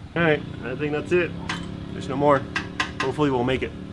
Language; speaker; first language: English; native; English